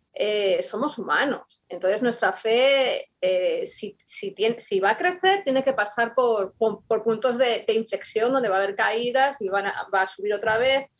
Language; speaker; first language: Spanish; native; Spanish